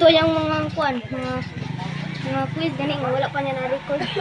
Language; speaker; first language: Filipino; non-native, local second language; Cebuano